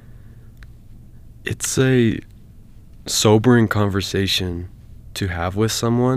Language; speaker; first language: English; native; English